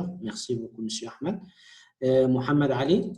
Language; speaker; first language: French; non-native, fluent; Arabic